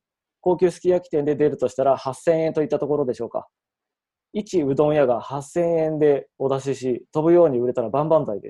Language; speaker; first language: Japanese; native; Japanese